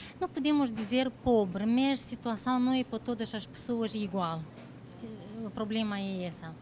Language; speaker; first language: Portuguese; non-native, fluent; Romanian